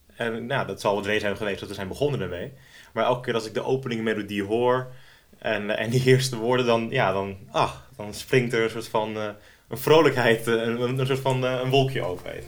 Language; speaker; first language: Dutch; native; Dutch